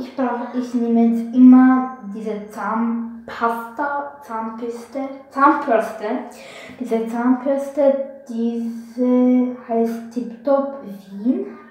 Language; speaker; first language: German; non-native, learner; Bulgarian